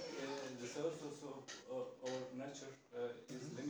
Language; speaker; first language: English; non-native, learner; Turkish